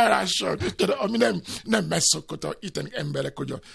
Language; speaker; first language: Hungarian; non-native, fluent; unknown